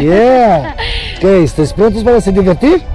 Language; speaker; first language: Spanish; non-native, learner; Portuguese